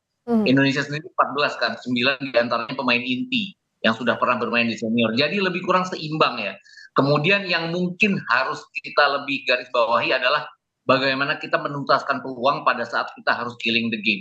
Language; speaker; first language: Indonesian; native; Indonesian